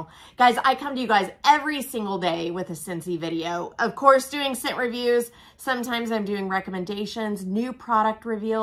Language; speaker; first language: English; native; English